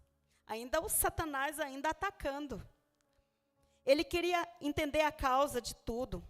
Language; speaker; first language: Portuguese; native; Portuguese